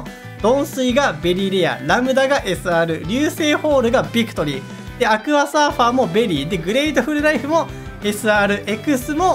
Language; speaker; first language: Japanese; native; Japanese